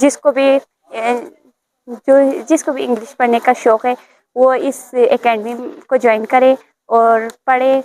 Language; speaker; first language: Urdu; non-native, local second language; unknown